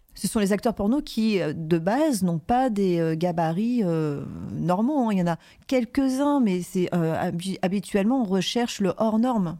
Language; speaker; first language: French; native; French